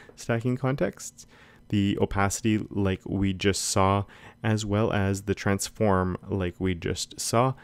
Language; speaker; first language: English; native; English